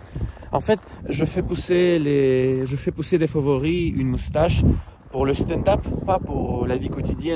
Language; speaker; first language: French; non-native, fluent; Russian